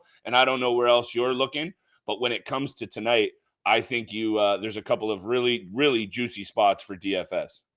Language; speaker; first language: English; native; English